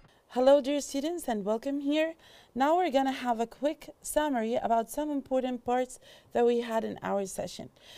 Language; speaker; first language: English; non-native, fluent; Arabic